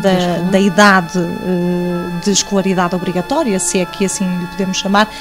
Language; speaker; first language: Portuguese; native; Portuguese